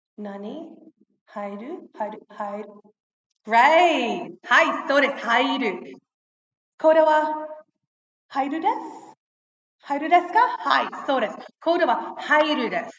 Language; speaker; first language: Japanese; non-native, fluent; English